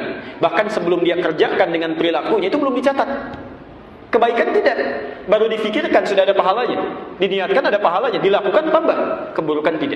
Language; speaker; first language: Indonesian; native; Indonesian